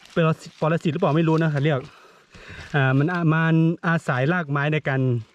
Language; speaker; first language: Thai; non-native, local second language; S'gaw Karen